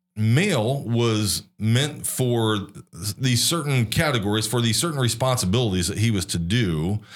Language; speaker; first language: English; native; English